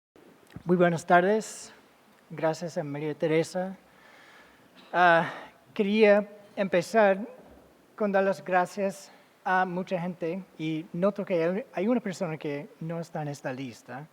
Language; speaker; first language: Spanish; non-native, fluent; English